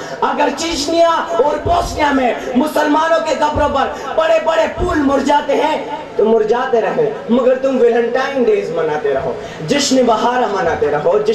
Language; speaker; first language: Urdu; non-native, local second language; Pashto